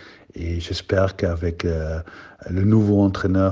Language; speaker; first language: French; non-native, fluent; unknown